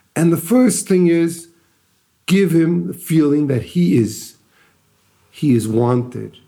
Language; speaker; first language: English; native; English